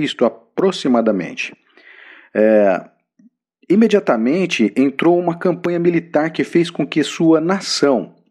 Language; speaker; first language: Portuguese; native; Portuguese